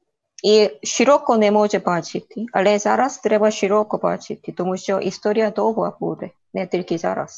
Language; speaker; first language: Ukrainian; non-native, learner; Korean